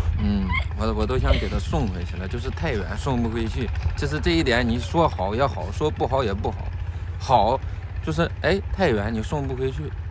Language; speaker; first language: Chinese; native; Chinese